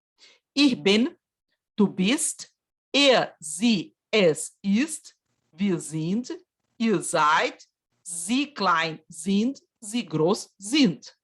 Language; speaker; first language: German; non-native, fluent; Portuguese